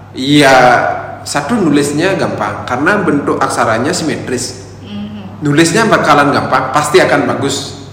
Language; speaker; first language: Indonesian; non-native, local second language; Balinese